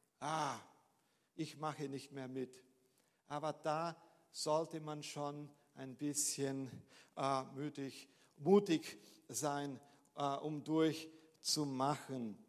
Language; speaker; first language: German; non-native, fluent; Portuguese